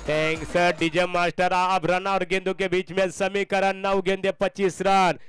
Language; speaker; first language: Hindi; non-native, local second language; Marathi